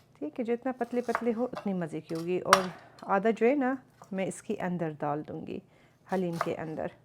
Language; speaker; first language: Urdu; early bilingual, other home language; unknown